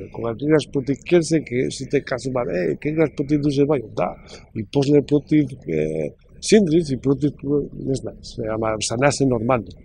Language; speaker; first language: Macedonian; non-native, learner; Spanish